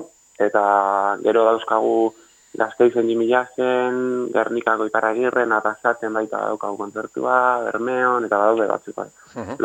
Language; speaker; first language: Basque; native; Basque